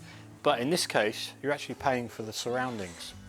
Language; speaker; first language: English; native; English